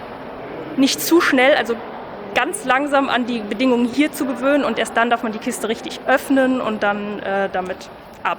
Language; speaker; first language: German; native; German